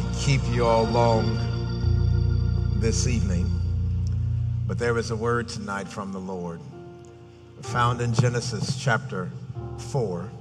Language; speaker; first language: English; native; English